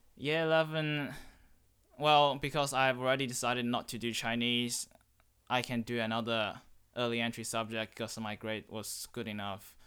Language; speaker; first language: English; non-native, fluent; Chinese